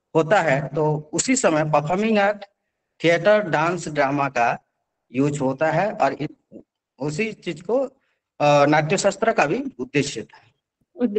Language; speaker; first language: Hindi; non-native, local second language; Odia